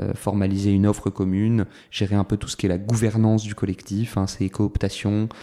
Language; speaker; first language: French; native; French